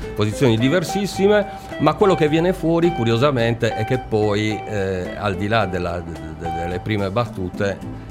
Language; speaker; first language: Italian; native; Italian